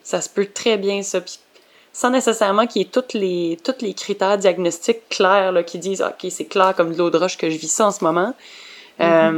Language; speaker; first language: French; native; French